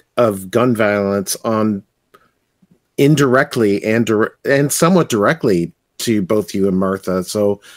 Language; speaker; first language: English; native; English